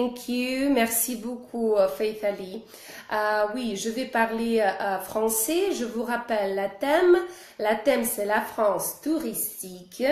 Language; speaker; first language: French; non-native, fluent; Russian